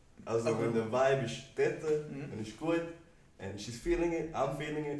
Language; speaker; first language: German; non-native, learner; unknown